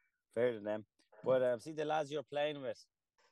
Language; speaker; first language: English; early bilingual, other home language; Kurdish